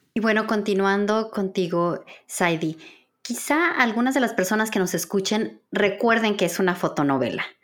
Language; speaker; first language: Spanish; native; Spanish